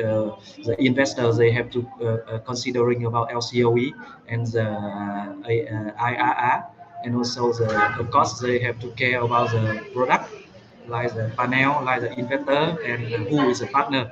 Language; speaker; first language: English; non-native, fluent; Vietnamese